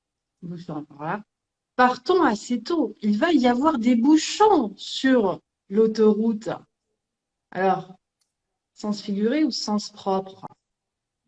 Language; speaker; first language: French; native; French